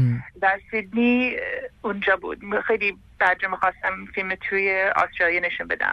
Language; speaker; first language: Persian; early bilingual, heritage; Persian